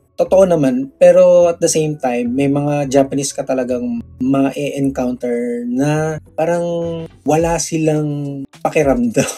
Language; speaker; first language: Filipino; non-native, local second language; Cebuano